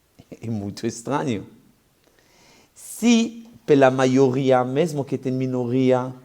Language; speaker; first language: Portuguese; non-native, fluent; Hebrew